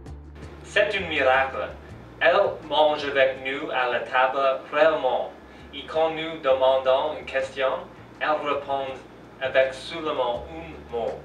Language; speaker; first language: French; non-native, learner; English